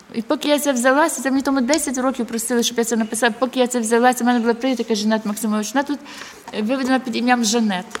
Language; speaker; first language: Ukrainian; native; Ukrainian